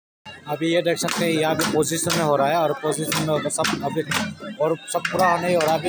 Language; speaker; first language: Hindi; non-native, local second language; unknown